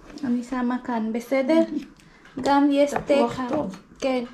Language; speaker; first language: Hebrew; non-native, learner; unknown